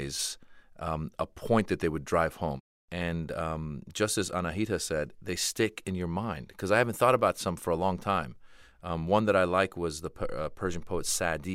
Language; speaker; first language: English; native; English